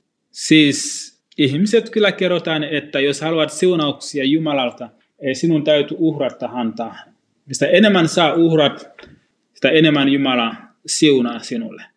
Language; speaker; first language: Finnish; non-native, fluent; Swahili